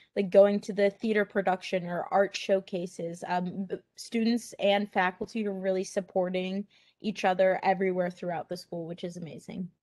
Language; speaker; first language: English; native; English